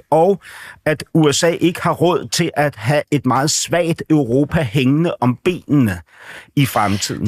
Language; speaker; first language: Danish; native; Danish